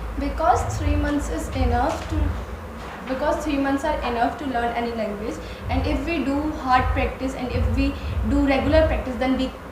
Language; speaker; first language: English; non-native, learner; Hindi